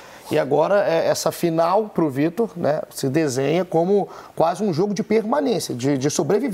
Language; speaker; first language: Portuguese; native; Portuguese